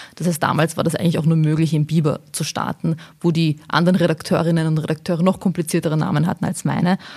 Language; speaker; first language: German; early bilingual, other home language; Bosnian